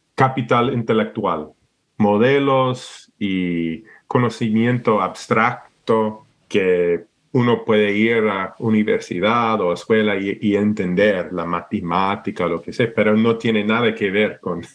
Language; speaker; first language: Spanish; non-native, fluent; English